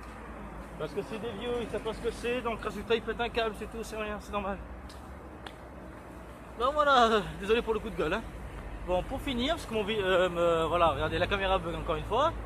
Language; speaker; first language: French; native; French